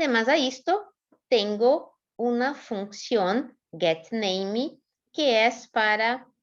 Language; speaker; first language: Spanish; non-native, fluent; Portuguese